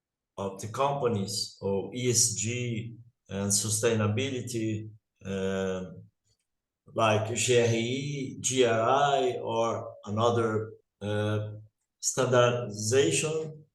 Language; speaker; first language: English; non-native, learner; Portuguese